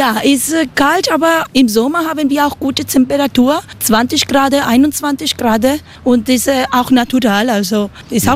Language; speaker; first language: German; non-native, learner; Spanish